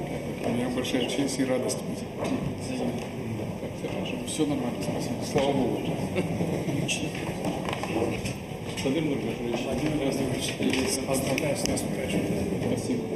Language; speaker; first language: Russian; non-native, learner; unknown